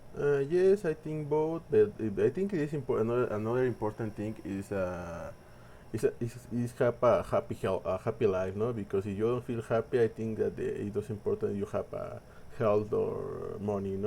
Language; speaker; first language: English; non-native, learner; Spanish